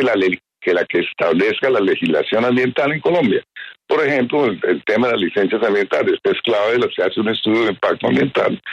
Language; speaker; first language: Spanish; native; Spanish